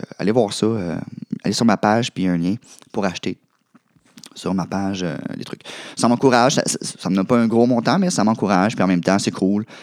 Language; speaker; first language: French; native; French